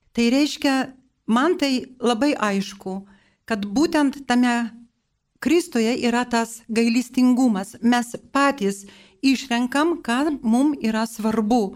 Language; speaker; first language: Lithuanian; non-native, local second language; Polish